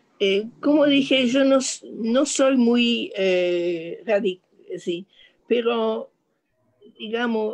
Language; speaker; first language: Spanish; non-native, fluent; French